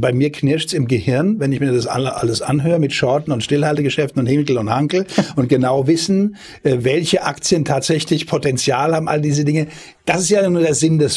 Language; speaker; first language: German; native; German